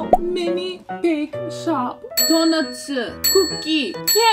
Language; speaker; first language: Korean; non-native, fluent; English